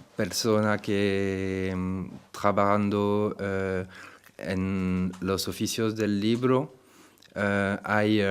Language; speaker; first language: Spanish; non-native, fluent; French